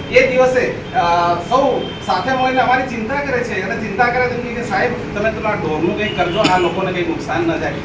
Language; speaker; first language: Gujarati; native; Gujarati